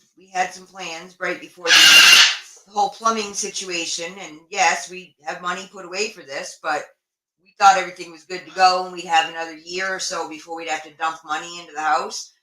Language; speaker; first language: English; native; English